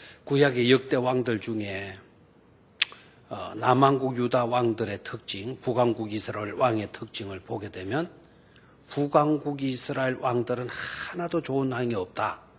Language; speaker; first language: Korean; native; Korean